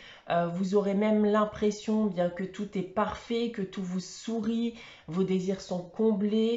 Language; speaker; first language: French; native; French